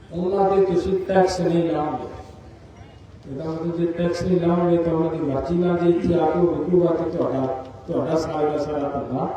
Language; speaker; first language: Hindi; non-native, local second language; Punjabi